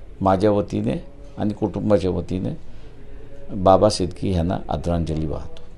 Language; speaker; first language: Marathi; native; Marathi